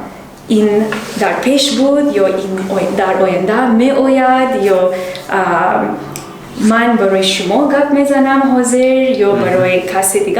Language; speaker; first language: Persian; non-native, learner; English